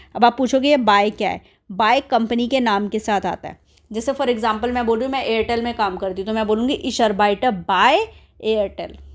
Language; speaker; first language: Hindi; native; Hindi